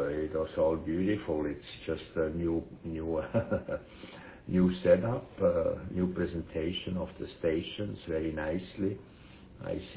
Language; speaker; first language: English; non-native, fluent; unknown